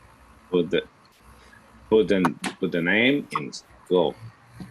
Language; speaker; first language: English; non-native, learner; Spanish